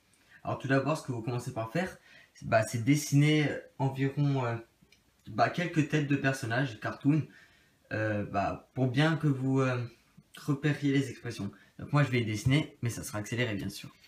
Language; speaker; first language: French; native; French